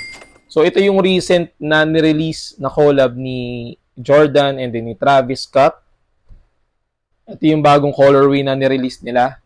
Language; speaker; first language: Filipino; native; Filipino